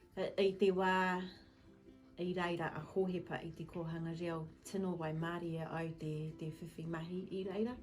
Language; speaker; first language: Māori; non-native, local second language; English